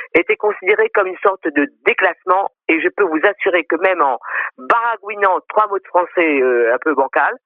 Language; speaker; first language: French; non-native, local second language; Réunion Creole French